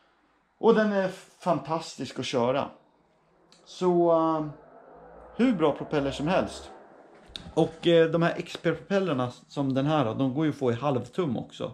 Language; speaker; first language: Swedish; native; Swedish